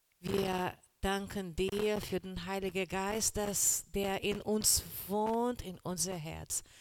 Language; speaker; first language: German; non-native, learner; Portuguese